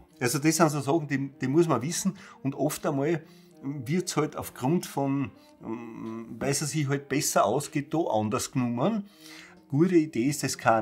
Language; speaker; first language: German; native; German